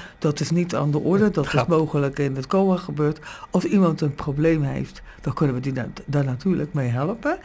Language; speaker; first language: Dutch; native; Dutch